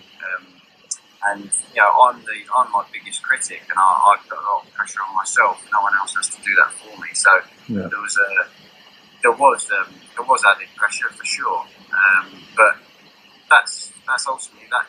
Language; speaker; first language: English; native; English